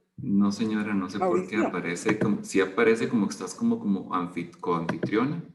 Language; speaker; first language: Spanish; native; Spanish